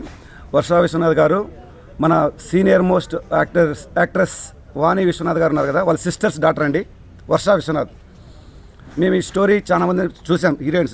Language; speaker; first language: Telugu; native; Telugu